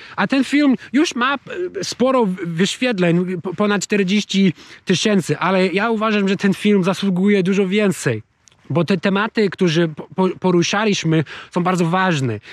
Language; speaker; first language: Polish; non-native, learner; English